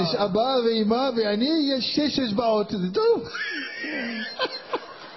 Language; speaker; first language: Hebrew; non-native, learner; French